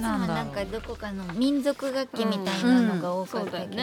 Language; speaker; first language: Japanese; native; Japanese